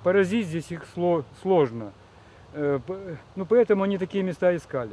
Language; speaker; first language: Russian; native; Russian